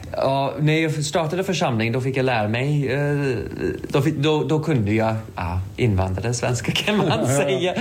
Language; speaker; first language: Swedish; non-native, fluent; English